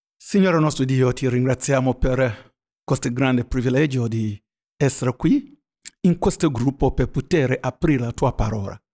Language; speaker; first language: Italian; non-native, fluent; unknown